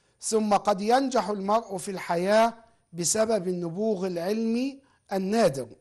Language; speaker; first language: Arabic; native; Arabic